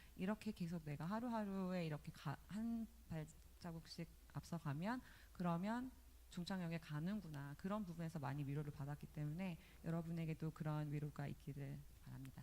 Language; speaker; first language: Korean; early bilingual, other home language; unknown